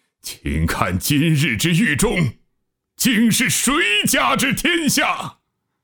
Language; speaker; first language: Chinese; native; Chinese